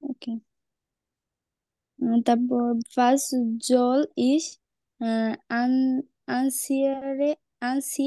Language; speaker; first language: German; non-native, learner; Bangla